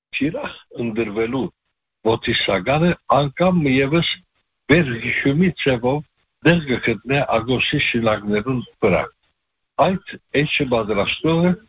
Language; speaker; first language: Armenian; native; Armenian